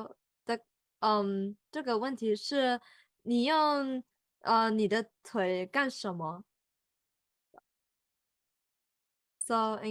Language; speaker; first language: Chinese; early bilingual, heritage; English